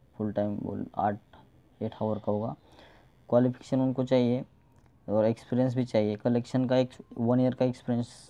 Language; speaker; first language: Hindi; non-native, local second language; Marathi